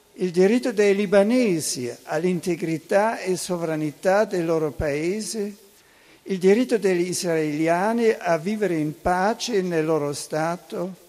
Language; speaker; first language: Italian; non-native, fluent; German